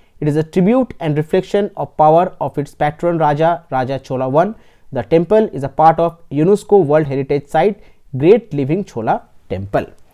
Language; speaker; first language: English; non-native, local second language; Bangla